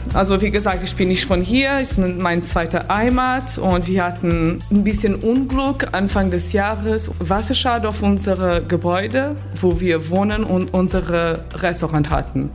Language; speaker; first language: German; non-native, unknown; Portuguese